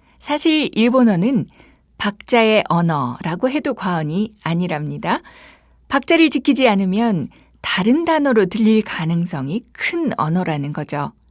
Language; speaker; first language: Korean; native; Korean